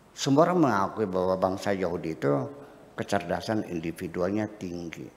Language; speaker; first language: Indonesian; non-native, local second language; Javanese